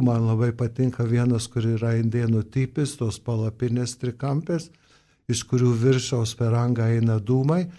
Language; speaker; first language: Lithuanian; early bilingual, heritage; Lithuanian